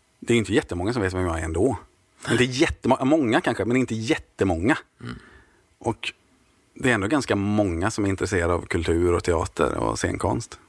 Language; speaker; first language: Swedish; native; Swedish